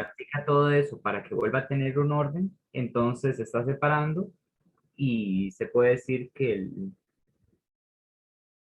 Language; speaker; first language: Spanish; native; Spanish